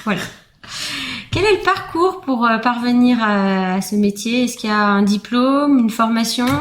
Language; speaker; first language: French; native; French